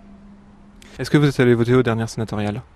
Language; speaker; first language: French; native; French